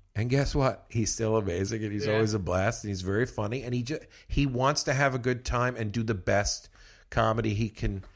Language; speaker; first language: English; native; English